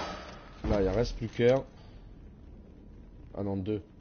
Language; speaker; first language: French; native; French